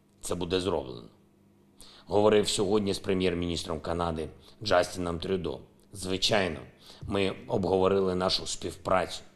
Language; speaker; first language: Ukrainian; non-native, local second language; Russian